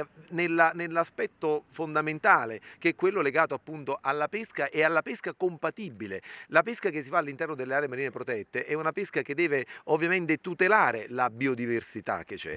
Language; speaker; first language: Italian; native; Italian